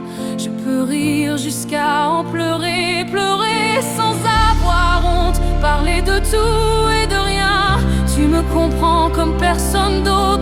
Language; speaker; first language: French; native; French